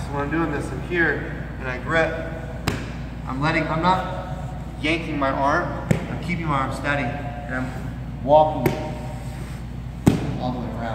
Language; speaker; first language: English; native; English